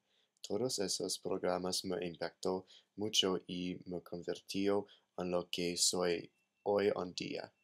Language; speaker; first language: Spanish; non-native, learner; English